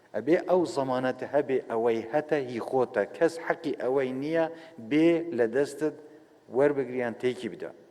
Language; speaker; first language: Central Kurdish; non-native, local second language; Kurdish